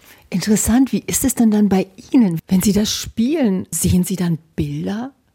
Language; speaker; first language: German; native; German